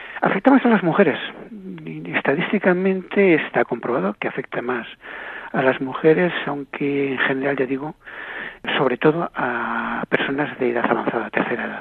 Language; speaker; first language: Spanish; native; Spanish